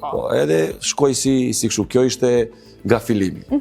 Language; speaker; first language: Albanian; non-native, learner; Serbian